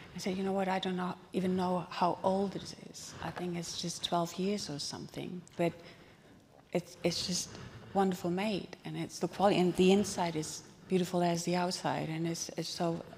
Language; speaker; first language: English; non-native, fluent; German